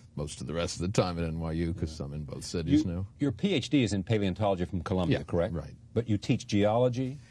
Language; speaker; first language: English; native; English